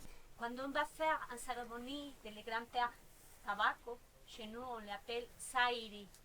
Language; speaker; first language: French; non-native, fluent; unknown